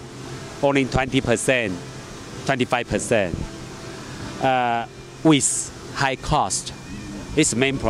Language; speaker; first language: English; non-native, learner; Chinese